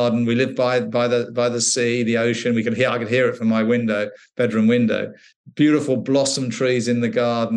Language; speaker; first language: English; native; English